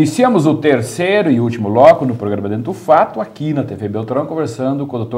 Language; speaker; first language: Portuguese; native; Portuguese